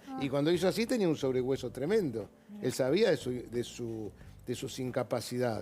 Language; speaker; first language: Spanish; native; Spanish